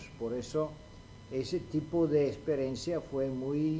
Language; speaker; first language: Spanish; non-native, fluent; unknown